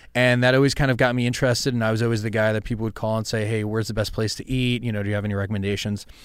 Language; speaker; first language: English; native; English